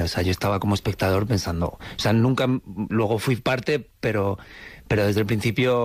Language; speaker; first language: Spanish; native; Spanish